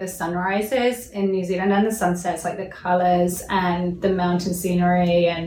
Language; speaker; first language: English; native; English